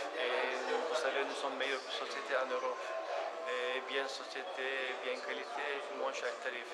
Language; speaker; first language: French; non-native, learner; Turkish